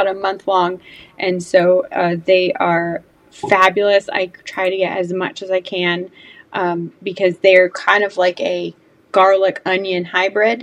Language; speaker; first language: English; native; English